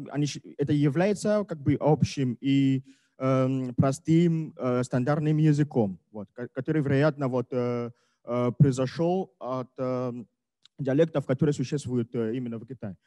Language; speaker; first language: Russian; non-native, fluent; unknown